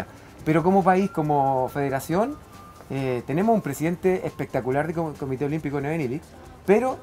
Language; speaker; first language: Spanish; native; Spanish